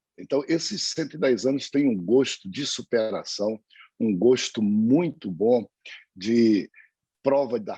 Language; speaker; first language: Portuguese; native; Portuguese